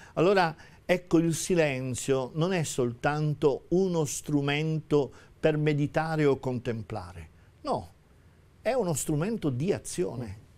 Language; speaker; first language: Italian; native; Italian